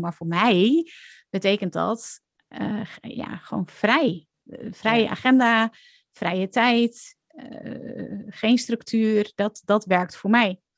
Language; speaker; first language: Dutch; native; Dutch